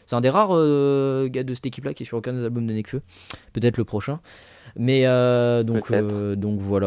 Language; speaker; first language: French; native; French